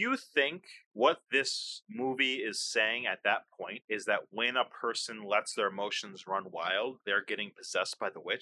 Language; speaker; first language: English; native; English